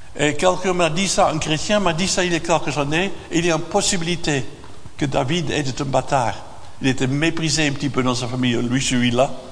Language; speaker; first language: French; non-native, fluent; Dutch